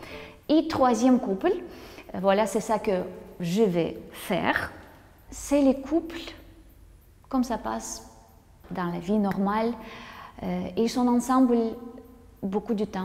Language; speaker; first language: French; non-native, learner; Russian